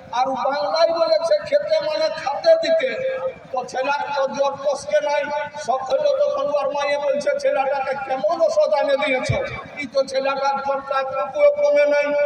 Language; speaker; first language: Bangla; non-native, local second language; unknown